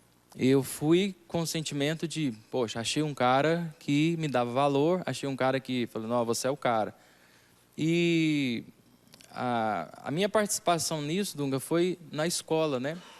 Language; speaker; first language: Portuguese; native; Portuguese